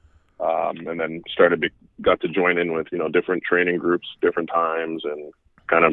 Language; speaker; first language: English; native; English